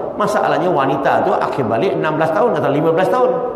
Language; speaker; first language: Malay; native; Malay